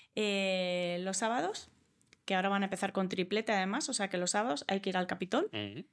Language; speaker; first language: Spanish; early bilingual, other home language; English